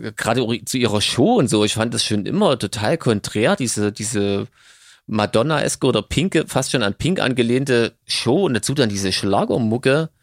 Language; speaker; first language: German; native; German